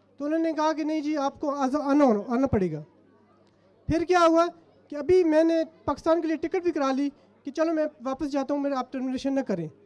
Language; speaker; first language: Urdu; non-native, local second language; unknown